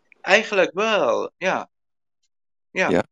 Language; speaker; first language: Dutch; non-native, learner; Persian